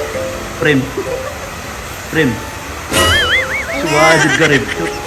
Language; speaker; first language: Arabic; non-native, learner; Filipino